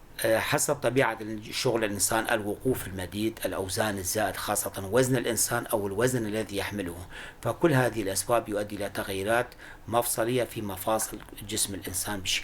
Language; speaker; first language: Arabic; non-native, local second language; Kurdish